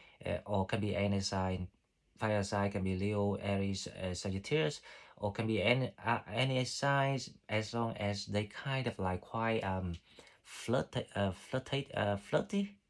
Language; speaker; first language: English; non-native, fluent; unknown